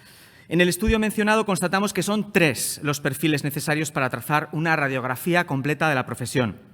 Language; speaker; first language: Spanish; native; Spanish